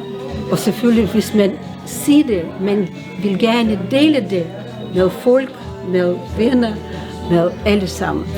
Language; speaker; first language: Danish; non-native, learner; Russian